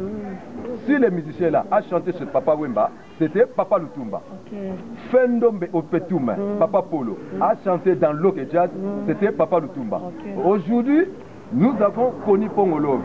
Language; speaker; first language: French; non-native, local second language; Lingala